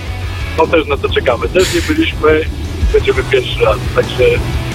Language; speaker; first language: Polish; native; Polish